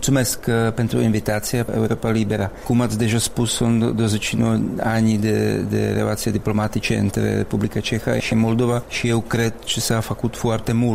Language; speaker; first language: Romanian; non-native, learner; Czech